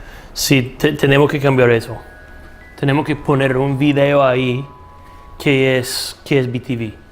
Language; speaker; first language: Spanish; non-native, fluent; English